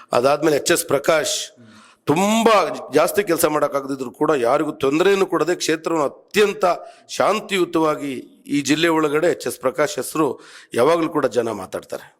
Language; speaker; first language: Kannada; native; Kannada